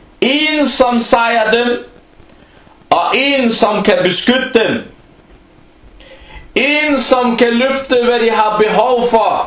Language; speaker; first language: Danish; non-native, fluent; Arabic